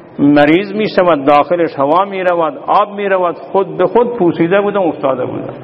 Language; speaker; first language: Persian; non-native, local second language; Baluchi